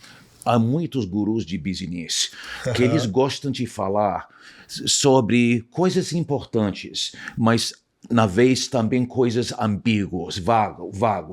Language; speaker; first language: Portuguese; non-native, fluent; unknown